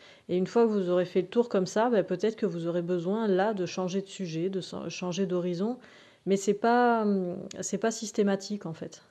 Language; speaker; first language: French; native; French